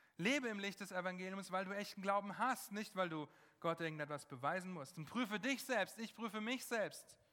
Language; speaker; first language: German; non-native, fluent; English